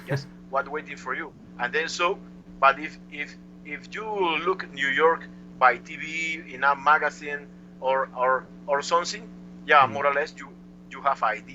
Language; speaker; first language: English; non-native, learner; Spanish